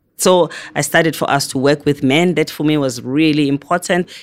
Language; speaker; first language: English; non-native, local second language; Zulu